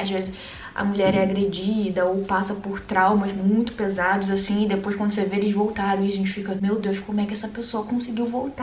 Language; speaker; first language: Portuguese; native; Portuguese